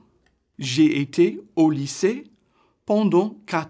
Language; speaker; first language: French; non-native, fluent; English